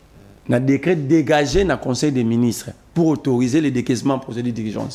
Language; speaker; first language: French; non-native, local second language; Lingala